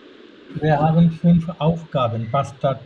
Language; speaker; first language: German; non-native, fluent; Bangla